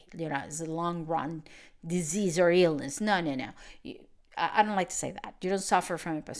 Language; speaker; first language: English; non-native, fluent; Spanish